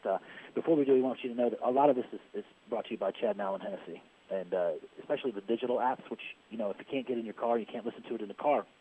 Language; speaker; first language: English; native; English